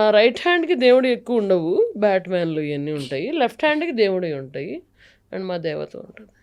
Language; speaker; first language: Telugu; native; Telugu